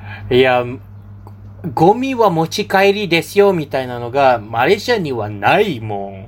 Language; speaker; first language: Japanese; non-native, fluent; Malay